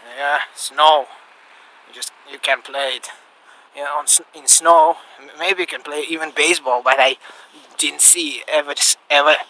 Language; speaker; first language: English; non-native, learner; Russian